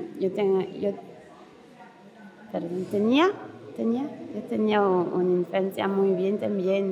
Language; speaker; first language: Spanish; non-native, learner; French